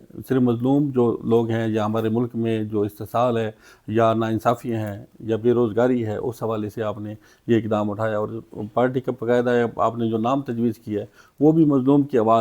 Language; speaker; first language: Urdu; non-native, local second language; Punjabi